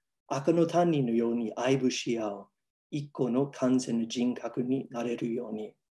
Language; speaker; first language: Japanese; non-native, fluent; English